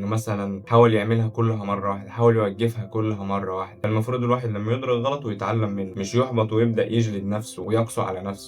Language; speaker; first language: Arabic; native; Arabic